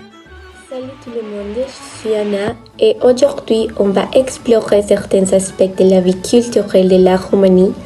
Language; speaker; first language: French; non-native, learner; Spanish